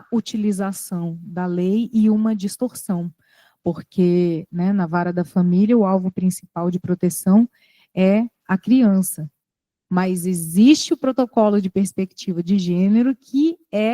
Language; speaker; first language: Portuguese; native; Portuguese